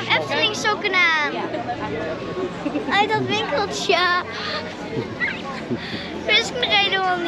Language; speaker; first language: Dutch; native; Dutch